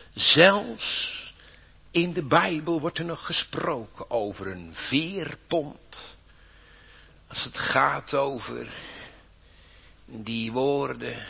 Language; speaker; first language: Dutch; native; Dutch